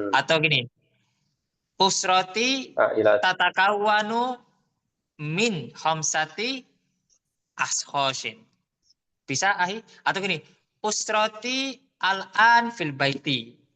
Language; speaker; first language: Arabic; non-native, learner; Indonesian